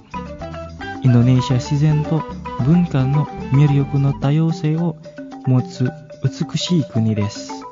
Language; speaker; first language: Japanese; non-native, fluent; Indonesian